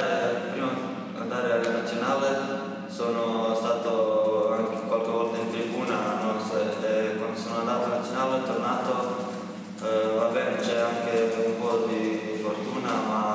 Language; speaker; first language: Italian; non-native, learner; Croatian